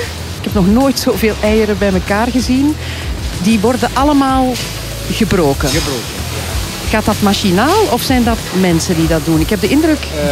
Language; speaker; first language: Dutch; native; Dutch